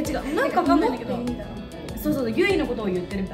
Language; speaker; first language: Japanese; native; Japanese